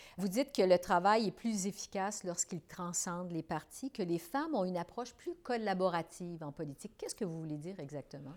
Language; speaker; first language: French; native; French